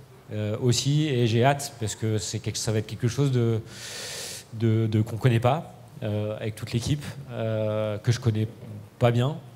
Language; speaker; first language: French; native; French